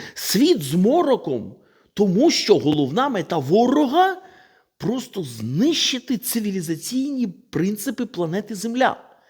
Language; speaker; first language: Ukrainian; non-native, local second language; Russian